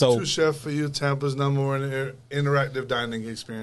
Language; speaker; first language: English; native; English